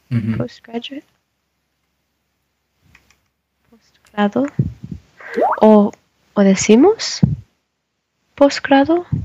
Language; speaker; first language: Spanish; non-native, learner; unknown